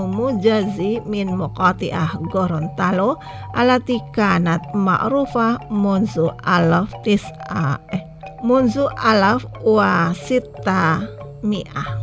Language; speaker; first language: Arabic; non-native, fluent; Indonesian